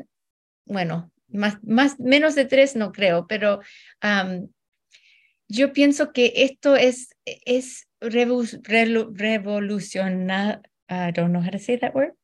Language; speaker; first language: Spanish; early bilingual, heritage; Spanish